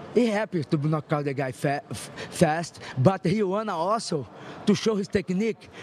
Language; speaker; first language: English; non-native, fluent; Portuguese